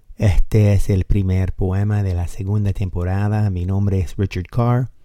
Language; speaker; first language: Spanish; non-native, fluent; English